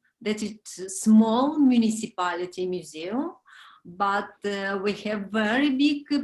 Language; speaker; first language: English; non-native, learner; Romanian